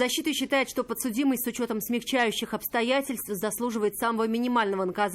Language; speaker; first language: Russian; native; Russian